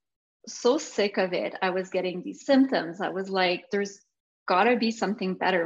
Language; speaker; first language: English; non-native, fluent; French